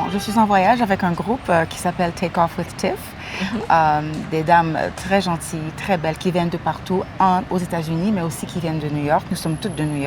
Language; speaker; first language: French; non-native, fluent; English